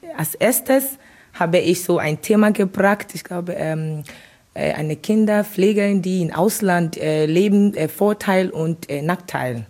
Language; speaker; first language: German; non-native, learner; Akan